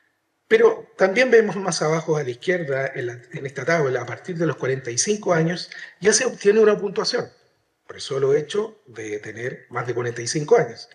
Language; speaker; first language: Spanish; native; Spanish